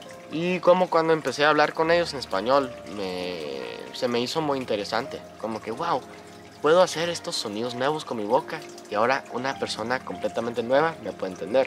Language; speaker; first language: Spanish; non-native, fluent; English